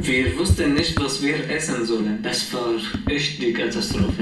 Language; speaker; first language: German; non-native, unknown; Arabic